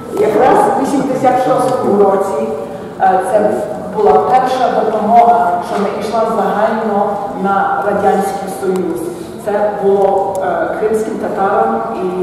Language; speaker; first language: Ukrainian; early bilingual, heritage; Ukrainian